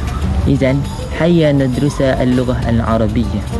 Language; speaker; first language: Arabic; non-native, learner; Malay